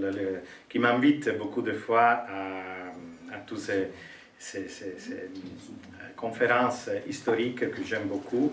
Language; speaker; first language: French; non-native, fluent; Italian